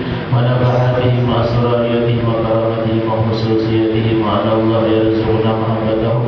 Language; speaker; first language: Arabic; non-native, fluent; Banjar